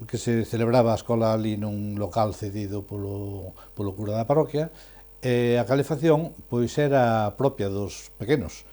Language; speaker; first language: Galician; native; Galician